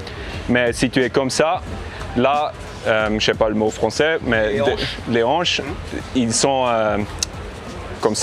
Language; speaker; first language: French; non-native, learner; English